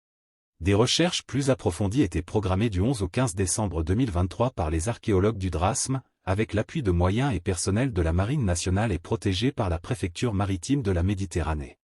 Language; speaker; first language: French; native; French